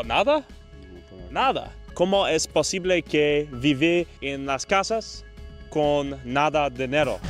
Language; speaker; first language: Spanish; non-native, learner; English